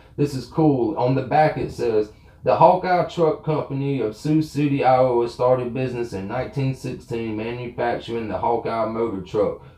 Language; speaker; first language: English; native; English